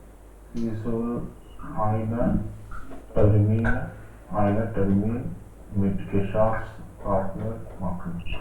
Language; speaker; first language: German; non-native, learner; Hindi